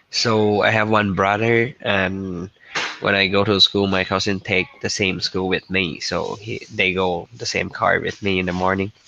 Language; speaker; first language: English; non-native, learner; Thai